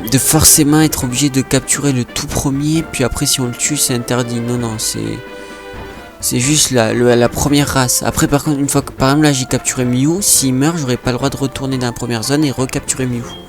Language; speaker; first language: French; native; French